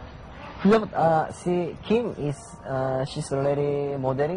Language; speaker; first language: English; non-native, learner; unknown